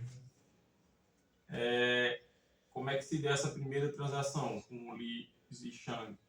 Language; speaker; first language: Portuguese; native; Portuguese